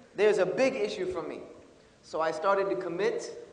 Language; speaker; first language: English; native; English